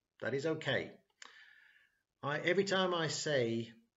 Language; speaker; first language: English; native; English